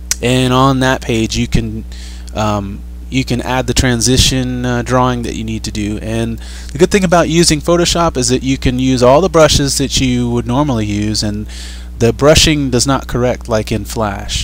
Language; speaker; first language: English; native; English